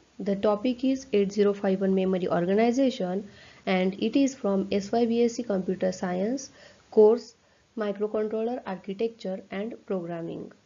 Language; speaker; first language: English; non-native, local second language; Marathi